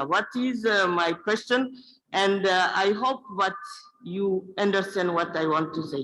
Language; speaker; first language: English; non-native, learner; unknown